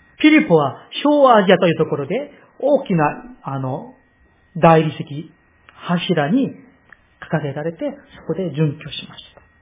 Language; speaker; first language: Japanese; non-native, fluent; Korean